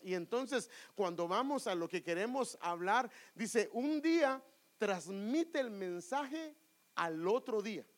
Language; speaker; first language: Spanish; native; Spanish